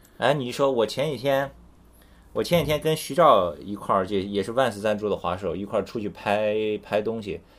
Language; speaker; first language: Chinese; native; Chinese